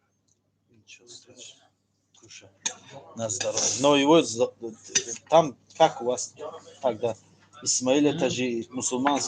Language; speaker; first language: Russian; non-native, learner; Tajik